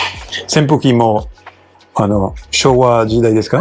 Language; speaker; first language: Japanese; non-native, learner; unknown